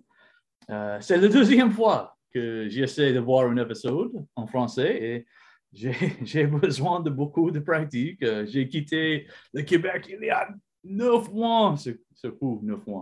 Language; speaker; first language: French; non-native, learner; English